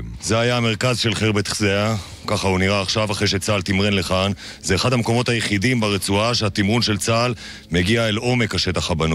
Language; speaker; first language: Hebrew; native; Hebrew